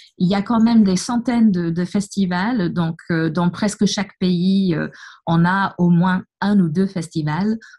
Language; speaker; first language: French; non-native, fluent; English